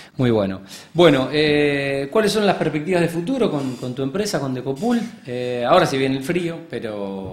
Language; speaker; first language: Spanish; native; Spanish